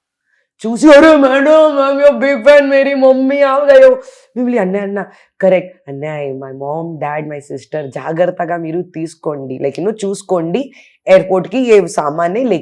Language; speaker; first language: Telugu; non-native, learner; Hindi